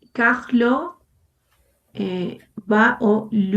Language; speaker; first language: French; non-native, learner; Spanish